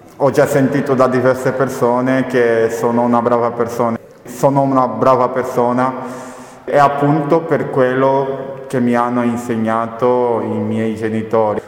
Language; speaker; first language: Italian; non-native, fluent; Portuguese